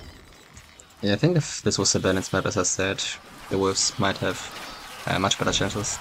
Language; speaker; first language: English; non-native, fluent; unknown